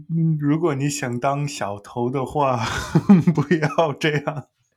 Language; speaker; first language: Chinese; non-native, fluent; English